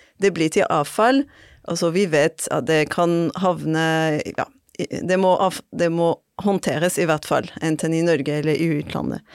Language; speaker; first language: Norwegian; non-native, fluent; French